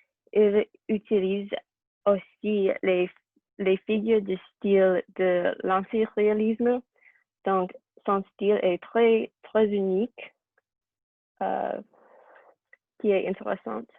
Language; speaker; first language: French; non-native, learner; English